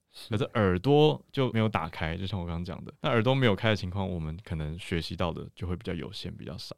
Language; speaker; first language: Chinese; native; Chinese